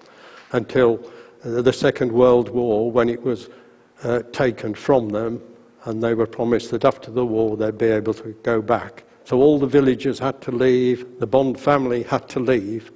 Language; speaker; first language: English; native; English